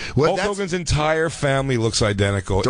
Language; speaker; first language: English; native; English